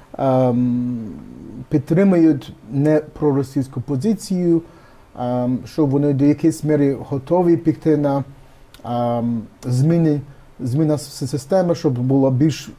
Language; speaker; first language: Ukrainian; early bilingual, heritage; Ukrainian